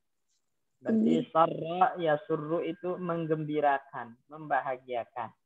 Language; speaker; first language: Indonesian; native; Indonesian